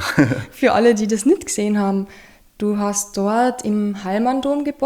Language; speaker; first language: German; native; German